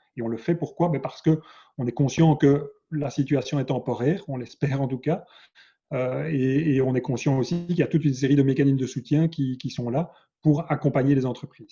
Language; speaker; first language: French; native; French